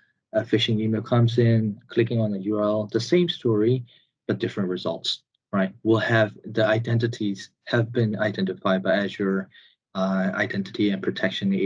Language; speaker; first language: English; non-native, fluent; Burmese